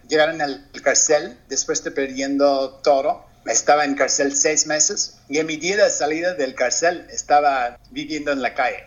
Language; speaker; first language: Spanish; non-native, learner; English